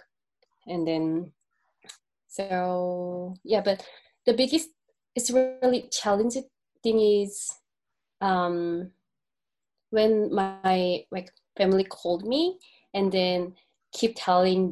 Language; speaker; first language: English; non-native, learner; Korean